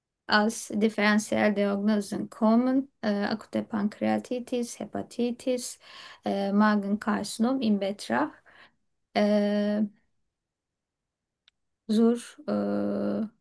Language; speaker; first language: German; non-native, learner; Turkish